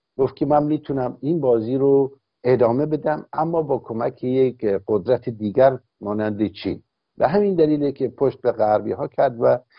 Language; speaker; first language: Persian; native; Persian